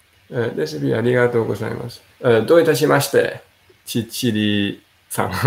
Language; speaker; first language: Japanese; non-native, fluent; Danish